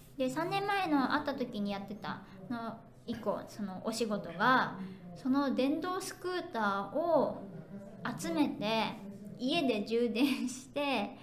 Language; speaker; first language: Japanese; native; Japanese